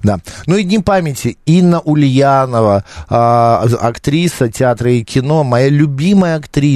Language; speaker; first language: Russian; native; Russian